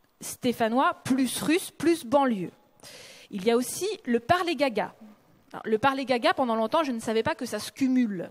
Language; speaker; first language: French; early bilingual, other home language; Russian